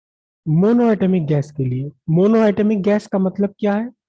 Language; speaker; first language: Hindi; native; Hindi